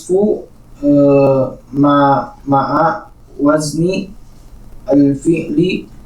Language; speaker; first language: Arabic; non-native, learner; Indonesian